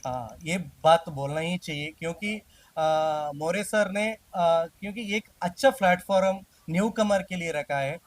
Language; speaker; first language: Hindi; non-native, local second language; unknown